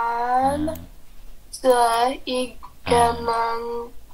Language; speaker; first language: Chinese; non-native, learner; English